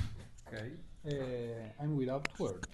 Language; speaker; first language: English; non-native, learner; Italian